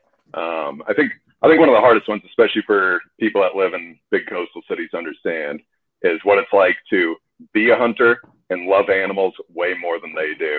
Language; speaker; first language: English; native; English